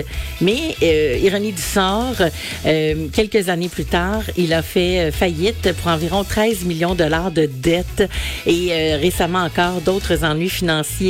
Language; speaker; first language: French; native; French